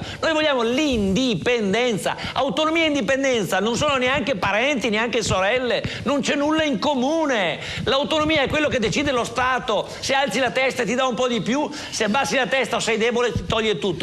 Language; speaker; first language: Italian; native; Italian